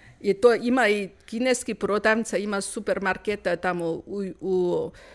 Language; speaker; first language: Croatian; non-native, learner; Chinese